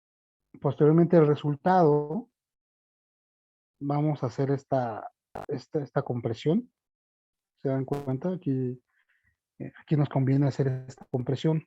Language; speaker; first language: Spanish; native; Spanish